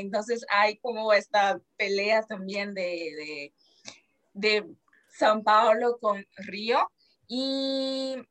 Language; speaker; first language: Spanish; non-native, fluent; Portuguese